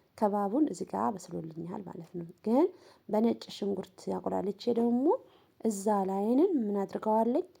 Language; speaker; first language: Amharic; non-native, local second language; Tigrinya